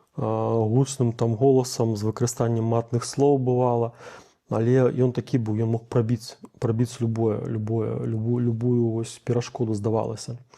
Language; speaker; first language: Belarusian; native; Belarusian